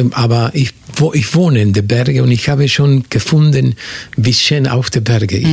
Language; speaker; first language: German; non-native, fluent; Spanish